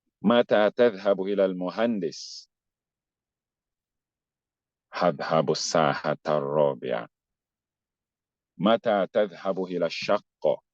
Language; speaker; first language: Arabic; non-native, fluent; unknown